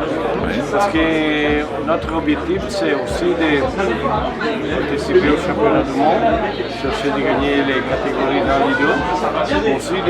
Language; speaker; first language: French; non-native, fluent; Italian